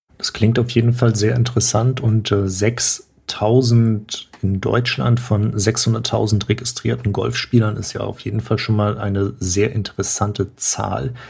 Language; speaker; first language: German; native; German